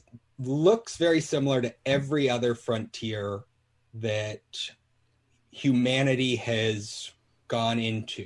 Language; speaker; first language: English; native; English